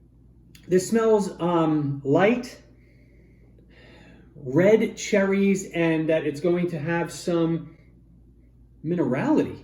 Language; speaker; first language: English; native; English